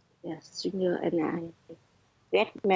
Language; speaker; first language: English; non-native, learner; Vietnamese